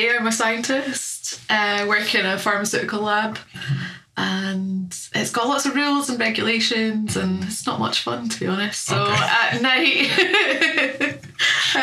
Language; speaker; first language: English; native; English